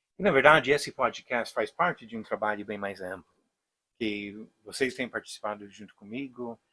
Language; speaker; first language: Portuguese; non-native, fluent; English